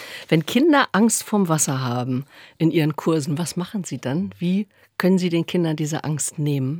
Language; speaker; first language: German; native; German